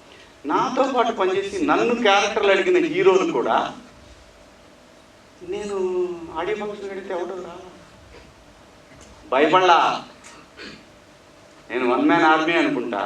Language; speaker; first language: Telugu; native; Telugu